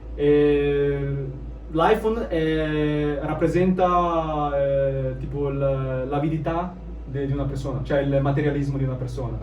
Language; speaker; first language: Italian; early bilingual, other home language; Chinese